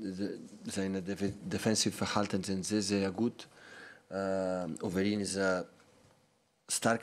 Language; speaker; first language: German; non-native, learner; Catalan